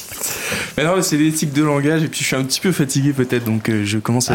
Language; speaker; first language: French; native; French